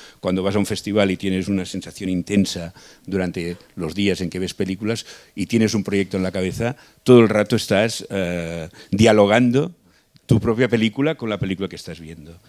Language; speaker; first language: Spanish; non-native, local second language; Catalan